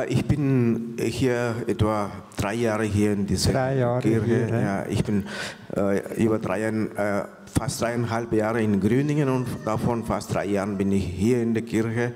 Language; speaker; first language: German; non-native, fluent; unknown